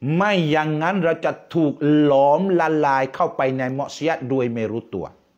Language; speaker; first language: Thai; non-native, local second language; Pattani Malay